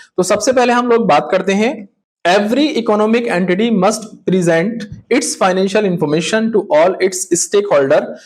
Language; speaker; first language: Hindi; native; Hindi